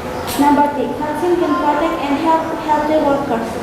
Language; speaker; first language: English; non-native, learner; Indonesian